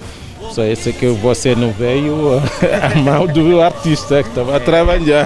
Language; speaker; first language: Portuguese; non-native, learner; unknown